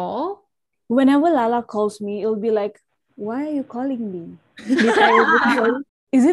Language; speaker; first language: English; non-native, local second language; Malay